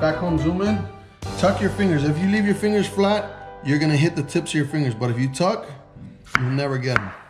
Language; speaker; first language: English; native; English